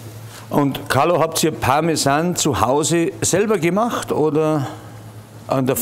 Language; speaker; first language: German; native; German